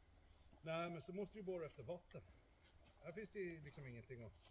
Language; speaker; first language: Swedish; native; Swedish